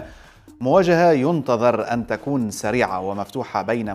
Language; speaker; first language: Arabic; native; Arabic